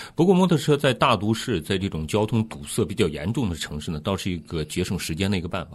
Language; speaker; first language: Chinese; native; Chinese